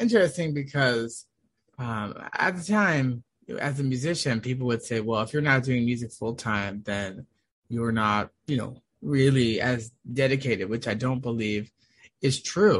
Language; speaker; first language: English; native; English